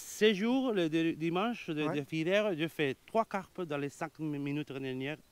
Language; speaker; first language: French; non-native, learner; Spanish